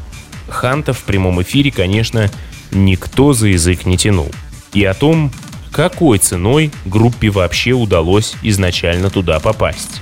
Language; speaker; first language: Russian; native; Russian